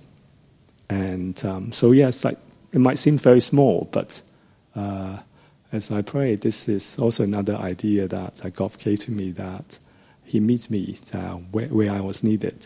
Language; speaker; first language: English; non-native, local second language; Cantonese